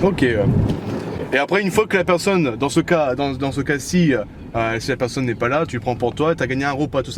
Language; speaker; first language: French; native; French